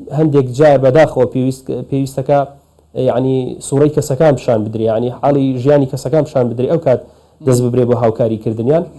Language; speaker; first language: Central Kurdish; native; Central Kurdish